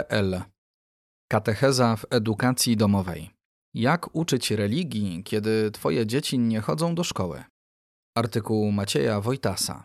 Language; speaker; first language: Polish; native; Polish